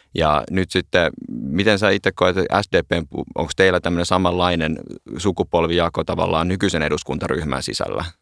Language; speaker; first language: Finnish; native; Finnish